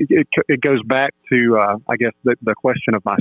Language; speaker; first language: English; native; English